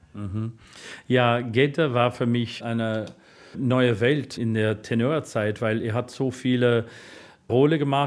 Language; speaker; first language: German; non-native, fluent; English